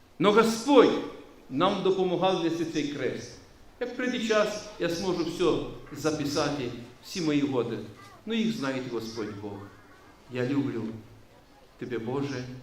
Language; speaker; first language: Ukrainian; non-native, local second language; Romanian